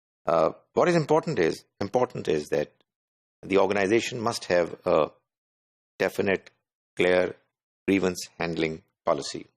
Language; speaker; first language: English; non-native, local second language; Urdu